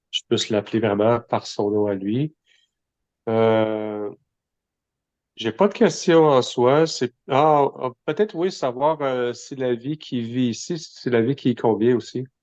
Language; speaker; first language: French; native; French